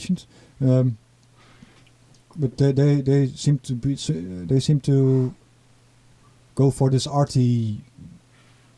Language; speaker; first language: English; non-native, fluent; Dutch